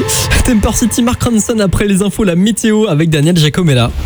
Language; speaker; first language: French; native; French